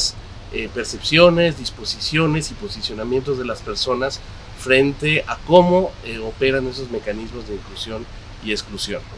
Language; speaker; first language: Spanish; native; Spanish